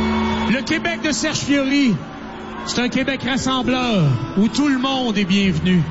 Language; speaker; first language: French; native; French